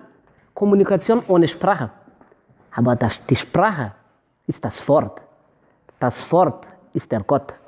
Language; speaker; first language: German; non-native, fluent; Malagasy